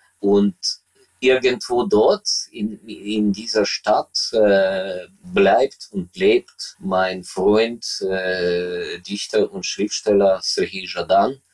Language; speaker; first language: German; non-native, fluent; Ukrainian